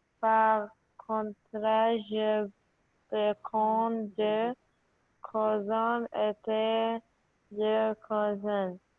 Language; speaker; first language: French; non-native, learner; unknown